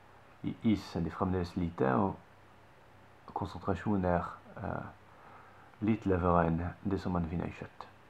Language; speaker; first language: Norwegian; non-native, fluent; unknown